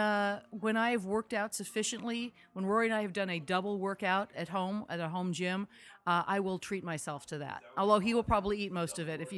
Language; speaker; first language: English; native; English